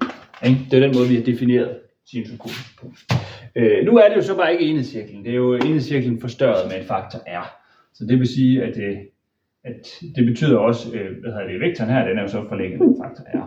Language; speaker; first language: Danish; native; Danish